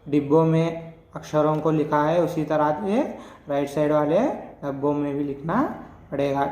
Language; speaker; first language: Hindi; non-native, local second language; Telugu